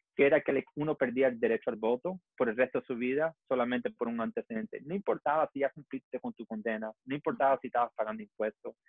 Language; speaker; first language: Spanish; early bilingual, heritage; Spanish